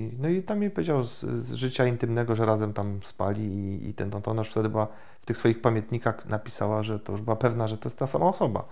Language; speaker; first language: Polish; native; Polish